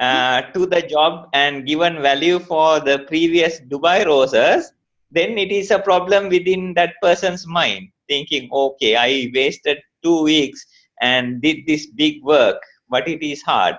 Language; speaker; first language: English; non-native, local second language; Sinhala